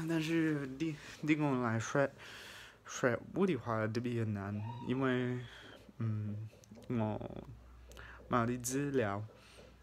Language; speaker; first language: Chinese; non-native, fluent; English